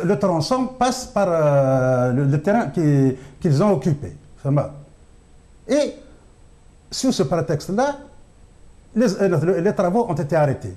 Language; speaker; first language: French; non-native, local second language; Kabyle